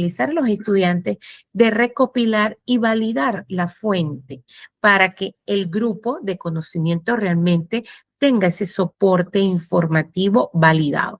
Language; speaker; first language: Spanish; native; Spanish